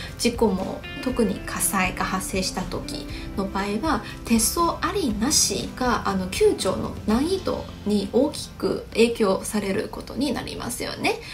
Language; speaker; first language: Japanese; non-native, fluent; Chinese